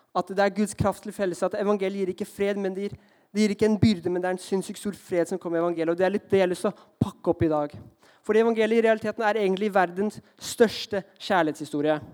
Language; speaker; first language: Norwegian; early bilingual, heritage; Norwegian